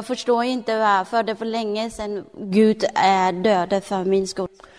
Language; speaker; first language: Swedish; non-native, learner; Thai